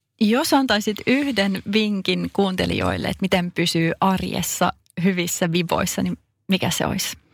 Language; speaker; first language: Finnish; native; Finnish